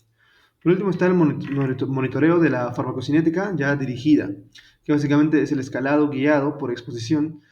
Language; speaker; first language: Spanish; native; Spanish